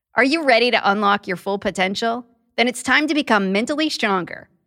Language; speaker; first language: English; native; English